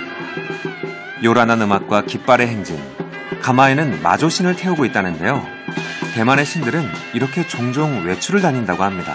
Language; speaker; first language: Korean; native; Korean